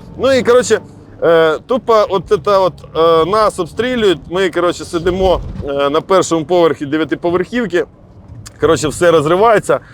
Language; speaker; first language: Ukrainian; non-native, local second language; Russian